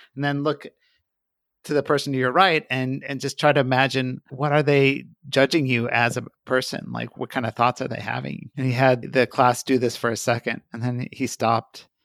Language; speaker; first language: English; native; English